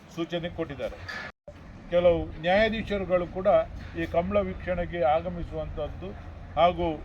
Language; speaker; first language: Kannada; non-native, local second language; Tulu